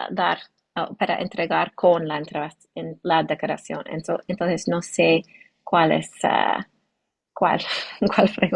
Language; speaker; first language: Spanish; non-native, learner; English